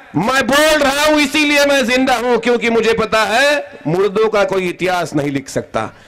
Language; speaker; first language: Hindi; non-native, local second language; Marathi